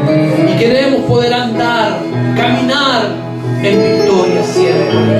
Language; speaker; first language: Spanish; native; Spanish